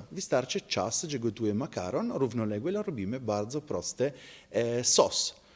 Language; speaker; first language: Polish; non-native, learner; Italian